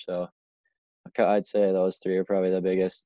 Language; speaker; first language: English; native; English